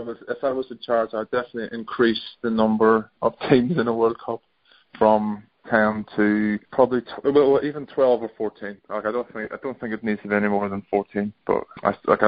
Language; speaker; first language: English; native; English